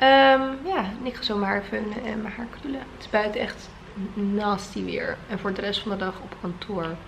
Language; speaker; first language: Dutch; native; Dutch